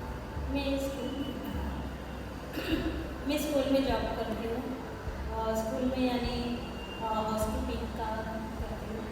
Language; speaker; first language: Hindi; non-native, local second language; Marathi